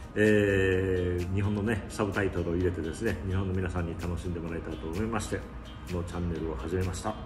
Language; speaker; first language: Japanese; native; Japanese